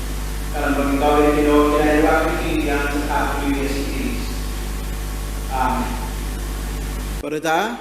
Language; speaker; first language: Welsh; native; Welsh